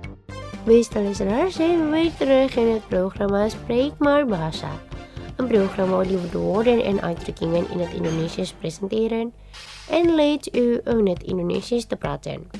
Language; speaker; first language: Dutch; non-native, learner; Indonesian